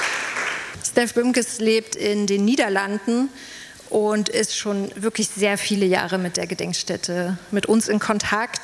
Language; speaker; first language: German; native; German